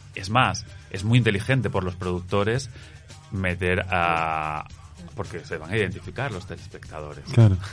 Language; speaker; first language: Spanish; native; Spanish